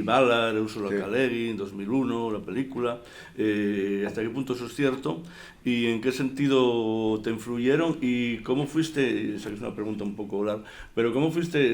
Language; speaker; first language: Spanish; native; Spanish